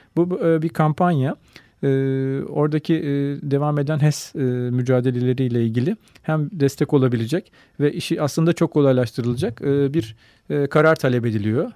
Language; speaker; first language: Turkish; native; Turkish